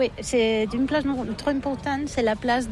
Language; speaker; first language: French; non-native, learner; Catalan